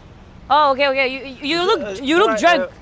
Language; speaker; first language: English; non-native, learner; French